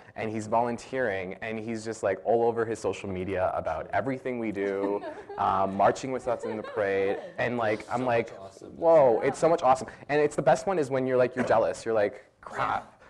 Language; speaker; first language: English; native; English